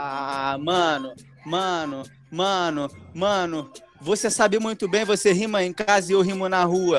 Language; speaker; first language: Portuguese; native; Portuguese